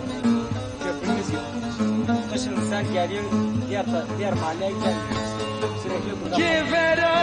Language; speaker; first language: Turkish; non-native, local second language; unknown